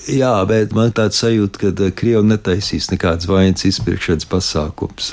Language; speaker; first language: Latvian; early bilingual, heritage; Latvian